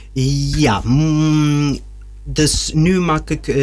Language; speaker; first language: Dutch; non-native, learner; Russian